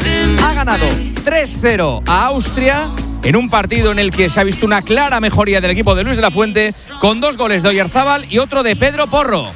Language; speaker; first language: Spanish; native; Spanish